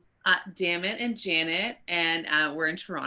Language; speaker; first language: English; native; English